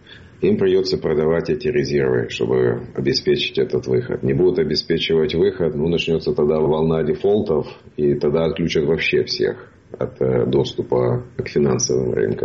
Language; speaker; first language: Russian; native; Russian